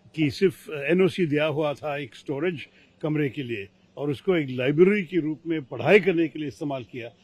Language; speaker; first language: Hindi; non-native, local second language; Malayalam